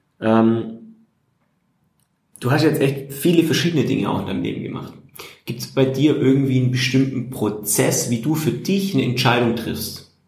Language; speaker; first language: German; native; German